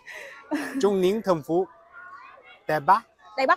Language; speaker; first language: Vietnamese; non-native, fluent; Chinese